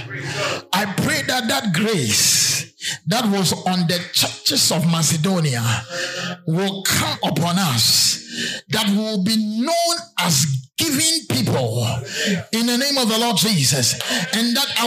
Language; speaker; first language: English; non-native, local second language; Akan